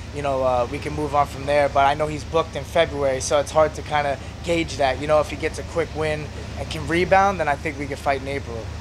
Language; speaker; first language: English; native; English